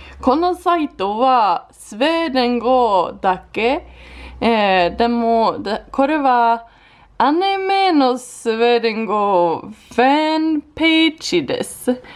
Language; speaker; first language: Japanese; non-native, learner; Swedish